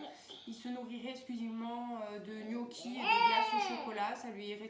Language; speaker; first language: French; native; French